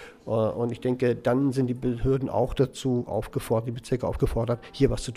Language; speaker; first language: German; native; German